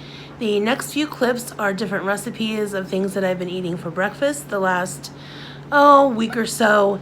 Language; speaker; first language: English; native; English